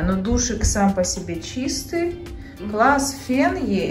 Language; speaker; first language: Russian; native; Russian